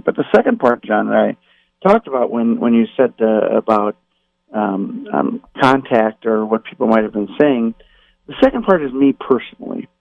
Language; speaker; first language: English; native; English